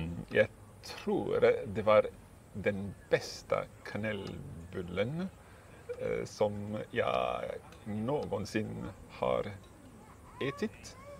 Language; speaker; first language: Swedish; non-native, learner; English